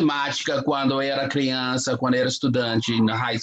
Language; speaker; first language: Portuguese; non-native, fluent; English